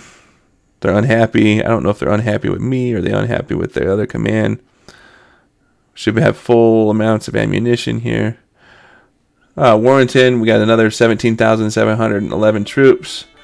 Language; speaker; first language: English; native; English